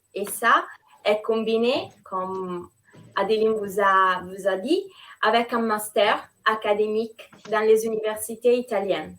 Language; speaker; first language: French; non-native, fluent; Italian